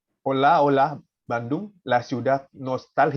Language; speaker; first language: Spanish; non-native, learner; Indonesian